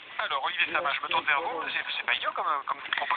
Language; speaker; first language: French; native; French